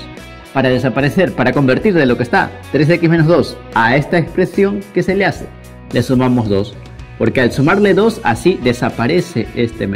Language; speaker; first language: Spanish; native; Spanish